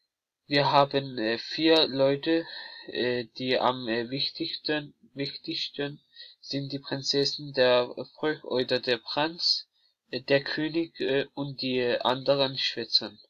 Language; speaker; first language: German; non-native, learner; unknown